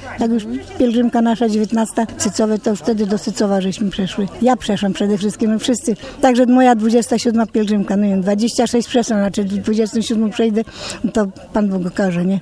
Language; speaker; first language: Polish; native; Polish